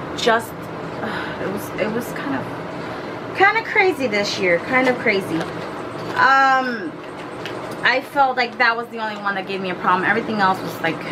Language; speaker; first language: English; native; English